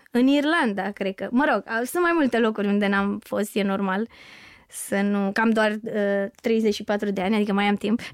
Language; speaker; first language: Romanian; native; Romanian